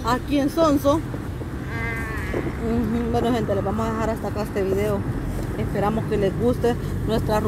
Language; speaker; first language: Spanish; native; Spanish